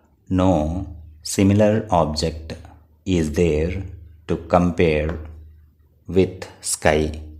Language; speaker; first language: English; non-native, local second language; Telugu